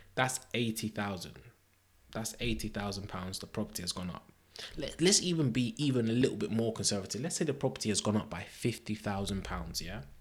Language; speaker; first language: English; native; English